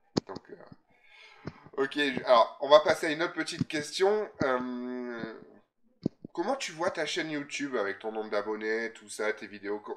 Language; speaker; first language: French; native; French